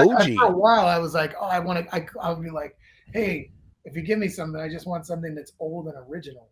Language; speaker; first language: English; native; English